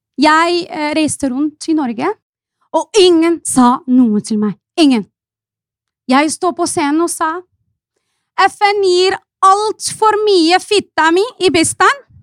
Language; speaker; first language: Norwegian; non-native, fluent; Arabic